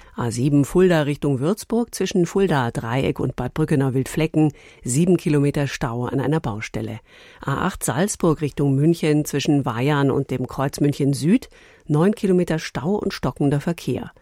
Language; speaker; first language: German; native; German